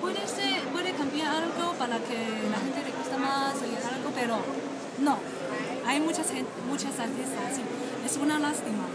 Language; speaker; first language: Spanish; non-native, learner; Chinese